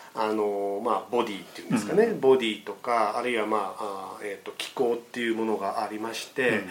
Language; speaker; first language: Japanese; native; Japanese